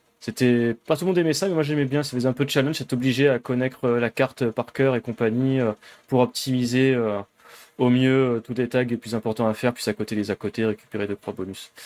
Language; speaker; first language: French; native; French